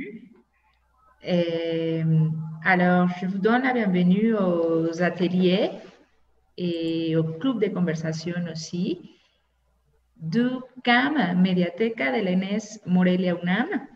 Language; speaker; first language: French; non-native, fluent; Spanish